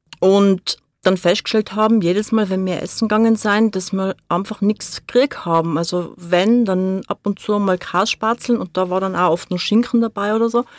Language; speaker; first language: German; native; German